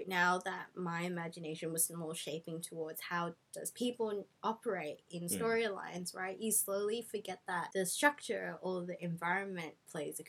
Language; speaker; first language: English; non-native, local second language; Cantonese